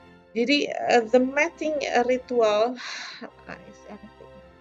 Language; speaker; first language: English; non-native, fluent; Indonesian